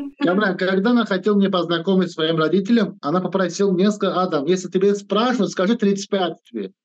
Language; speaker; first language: Russian; non-native, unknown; Turkish